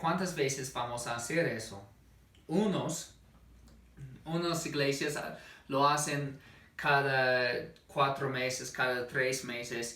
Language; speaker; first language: Spanish; non-native, fluent; English